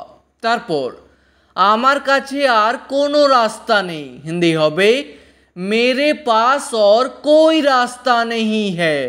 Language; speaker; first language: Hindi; non-native, fluent; Bangla